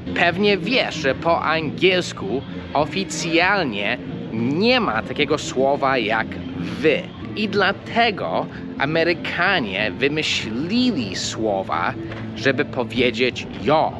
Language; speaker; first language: Polish; non-native, fluent; English